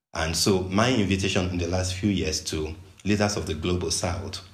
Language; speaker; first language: English; non-native, local second language; Yoruba